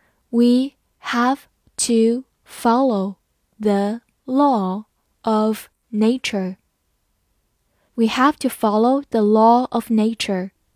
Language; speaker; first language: English; non-native, fluent; Chinese